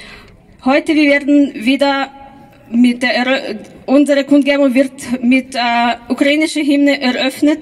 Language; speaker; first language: German; non-native, fluent; Ukrainian